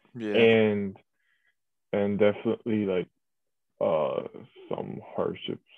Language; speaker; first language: English; early bilingual, other home language; Korean